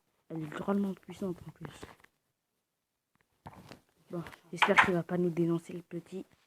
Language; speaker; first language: French; native; French